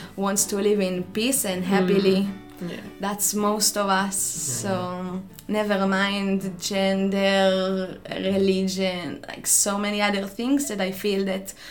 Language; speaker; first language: English; non-native, fluent; Hebrew